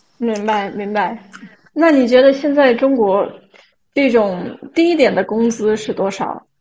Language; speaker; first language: Chinese; early bilingual, other home language; Portuguese